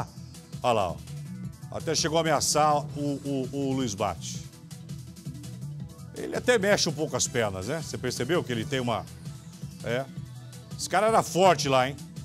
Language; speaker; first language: Portuguese; native; Portuguese